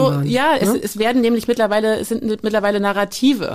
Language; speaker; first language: German; native; German